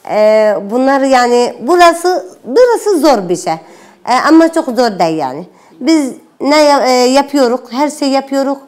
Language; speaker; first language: Turkish; non-native, learner; Arabic